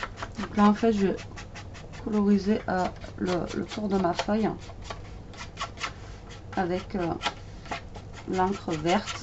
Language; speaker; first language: French; native; French